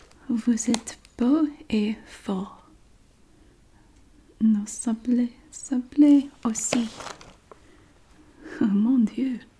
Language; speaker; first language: French; non-native, learner; English